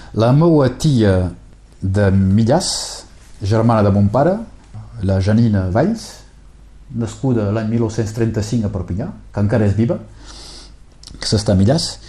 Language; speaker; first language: Catalan; non-native, local second language; French